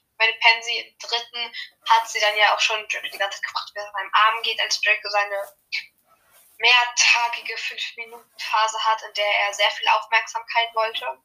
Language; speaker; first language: German; native; German